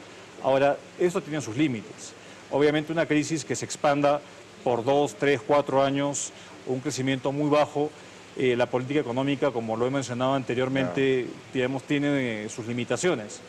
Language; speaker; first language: Spanish; native; Spanish